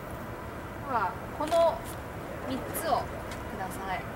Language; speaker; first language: Japanese; non-native, learner; English